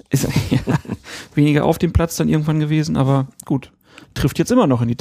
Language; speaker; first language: German; native; German